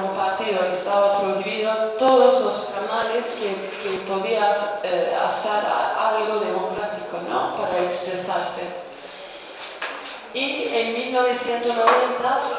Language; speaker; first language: Spanish; non-native, fluent; Kurdish